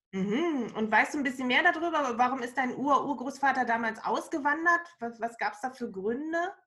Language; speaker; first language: German; native; German